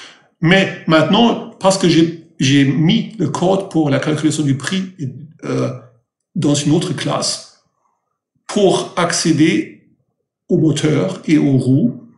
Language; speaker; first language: French; non-native, fluent; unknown